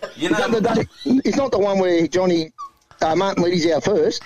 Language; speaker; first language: English; native; English